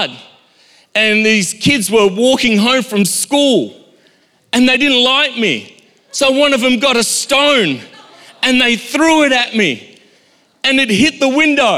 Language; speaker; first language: English; native; English